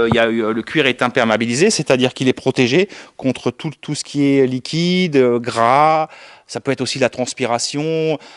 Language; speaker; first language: French; native; French